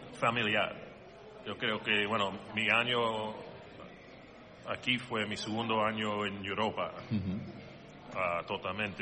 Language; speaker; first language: Spanish; non-native, learner; English